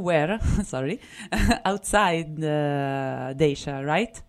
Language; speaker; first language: English; non-native, fluent; Italian